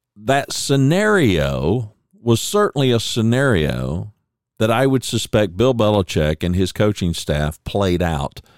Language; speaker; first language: English; native; English